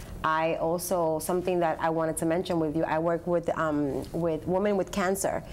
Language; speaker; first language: English; early bilingual, other home language; Spanish